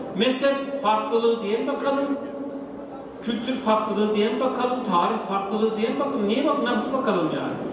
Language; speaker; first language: Turkish; native; Turkish